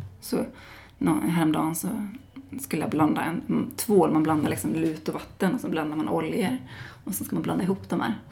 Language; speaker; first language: Swedish; native; Swedish